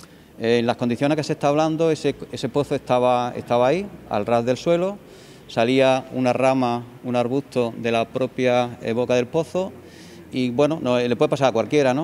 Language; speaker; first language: Spanish; native; Spanish